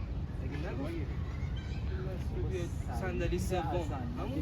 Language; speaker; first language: Persian; native; Persian